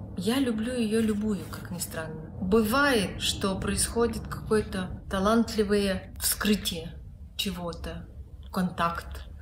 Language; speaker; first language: Russian; non-native, local second language; Lithuanian